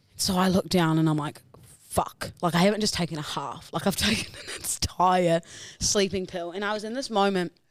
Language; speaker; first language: English; native; English